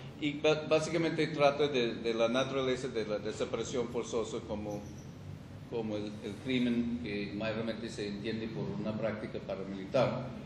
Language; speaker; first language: Spanish; non-native, fluent; English